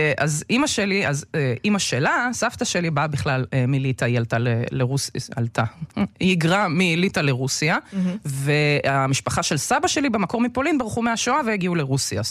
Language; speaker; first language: Hebrew; early bilingual, other home language; Russian